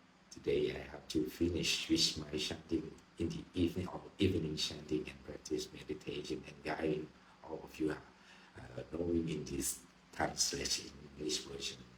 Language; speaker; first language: English; non-native, learner; Thai